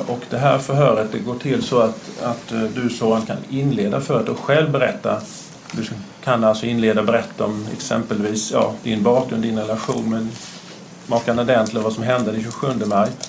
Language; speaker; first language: Swedish; native; Swedish